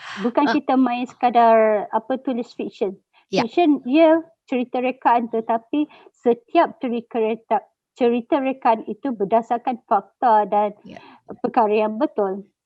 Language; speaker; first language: Malay; native; Malay